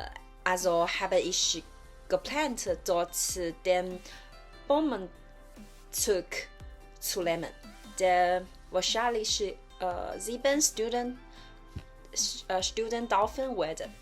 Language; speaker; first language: German; non-native, learner; Chinese